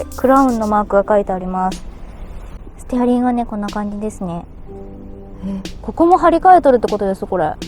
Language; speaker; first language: Japanese; native; Japanese